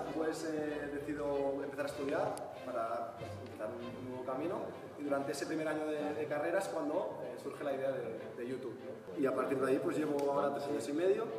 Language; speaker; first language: Spanish; native; Spanish